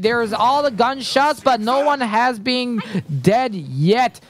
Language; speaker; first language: English; early bilingual, other home language; Japanese